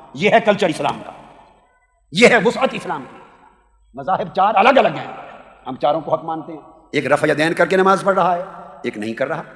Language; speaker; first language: Urdu; non-native, local second language; Punjabi